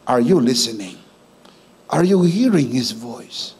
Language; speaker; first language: English; non-native, local second language; Filipino